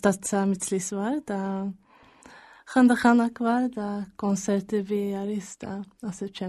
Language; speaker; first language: Georgian; early bilingual, heritage; Georgian